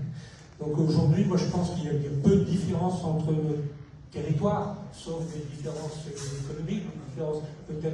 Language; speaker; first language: French; native; French